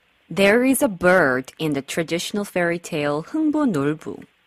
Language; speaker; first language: English; non-native, fluent; Korean